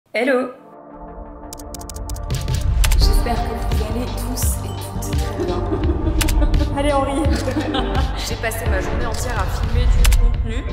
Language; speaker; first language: French; native; French